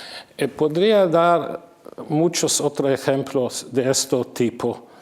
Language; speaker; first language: Spanish; non-native, fluent; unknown